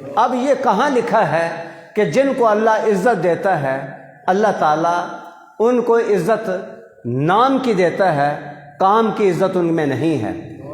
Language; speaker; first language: Urdu; non-native, local second language; Punjabi